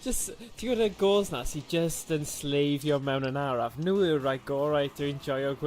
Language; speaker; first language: Welsh; non-native, local second language; English